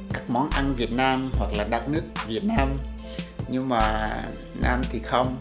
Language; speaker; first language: Vietnamese; non-native, fluent; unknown